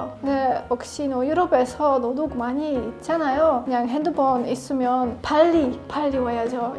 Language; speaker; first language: Korean; non-native, learner; Polish